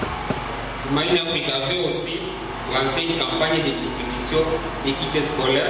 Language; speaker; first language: French; non-native, local second language; Swahili